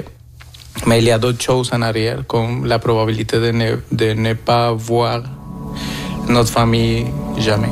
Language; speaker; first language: French; non-native, fluent; Spanish